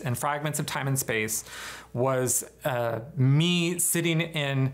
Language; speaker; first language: English; native; English